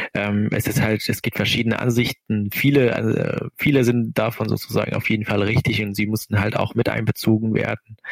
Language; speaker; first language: German; non-native, fluent; Arabic